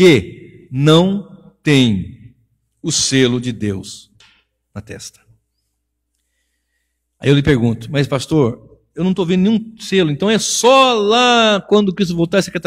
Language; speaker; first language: Portuguese; native; Portuguese